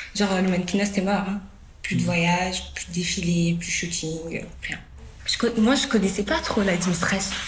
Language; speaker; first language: French; early bilingual, other home language; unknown